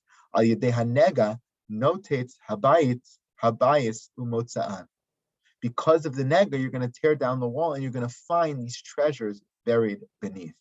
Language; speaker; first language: English; native; English